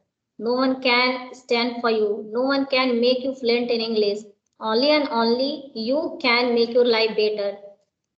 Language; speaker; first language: English; non-native, local second language; Hindi